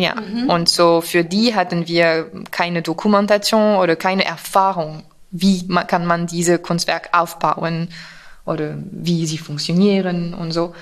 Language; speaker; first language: German; non-native, fluent; French